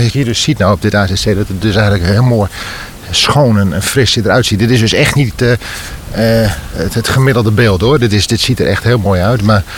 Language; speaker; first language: Dutch; native; Dutch